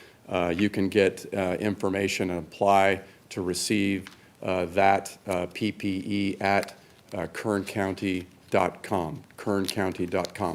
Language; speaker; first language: English; native; English